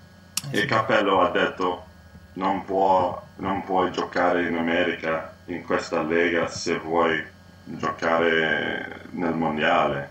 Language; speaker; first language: Italian; non-native, learner; English